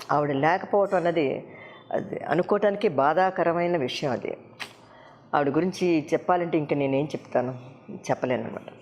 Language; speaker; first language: Telugu; native; Telugu